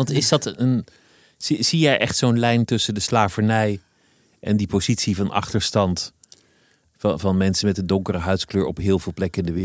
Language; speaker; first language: Dutch; native; Dutch